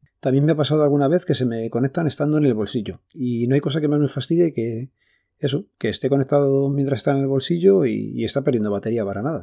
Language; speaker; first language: Spanish; native; Spanish